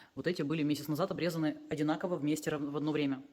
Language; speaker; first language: Russian; non-native, local second language; Ukrainian